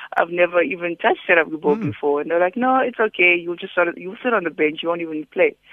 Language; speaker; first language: English; non-native, local second language; Xhosa